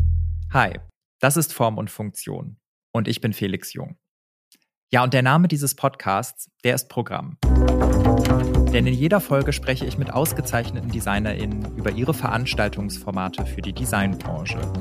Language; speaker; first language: German; native; German